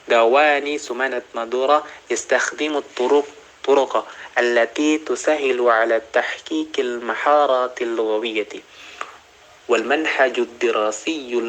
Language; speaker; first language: Arabic; non-native, learner; Indonesian